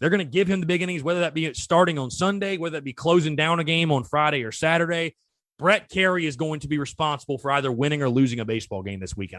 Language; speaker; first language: English; native; English